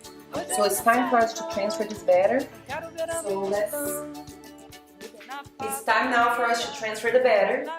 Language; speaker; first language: English; non-native, fluent; Portuguese